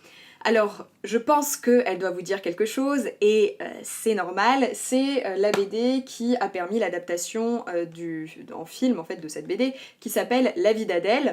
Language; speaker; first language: French; native; French